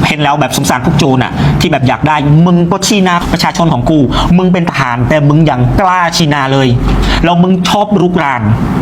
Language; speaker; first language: Thai; non-native, fluent; Khmer